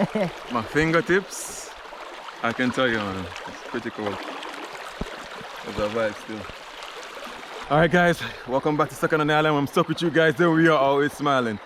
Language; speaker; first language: English; native; English